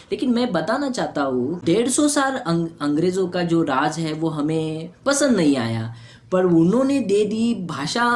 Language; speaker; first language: Hindi; non-native, local second language; Marathi